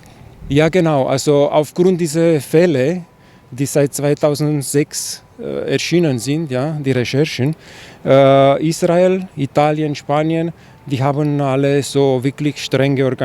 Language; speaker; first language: German; non-native, fluent; Chinese